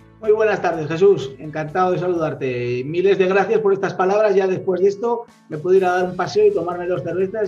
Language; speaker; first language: Spanish; native; Spanish